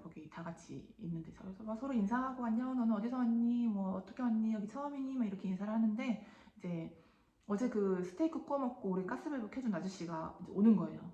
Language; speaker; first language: Korean; native; Korean